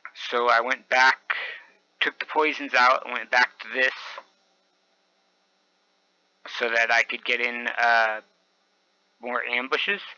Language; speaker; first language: English; native; English